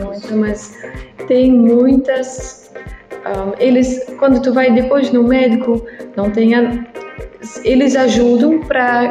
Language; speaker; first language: Portuguese; non-native, learner; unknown